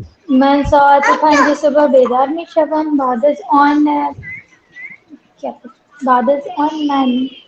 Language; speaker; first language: Persian; non-native, learner; Urdu